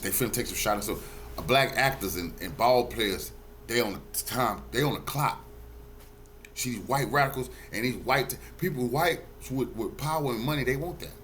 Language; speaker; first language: English; native; English